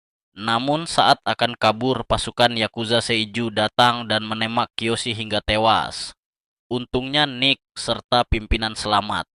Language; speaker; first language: Indonesian; native; Indonesian